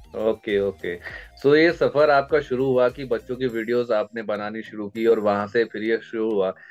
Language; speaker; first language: Hindi; native; Hindi